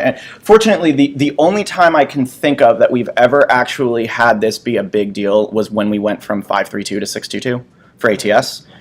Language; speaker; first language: English; native; English